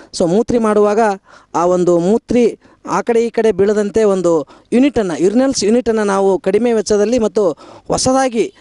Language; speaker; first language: Kannada; native; Kannada